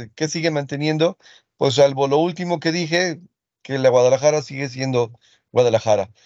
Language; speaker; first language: Spanish; early bilingual, other home language; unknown